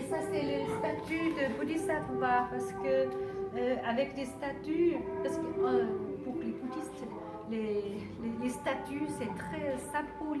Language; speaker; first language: French; non-native, fluent; Chinese